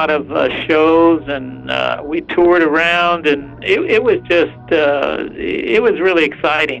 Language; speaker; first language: English; early bilingual, other home language; Spanish